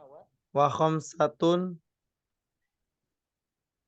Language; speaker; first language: Arabic; non-native, learner; Indonesian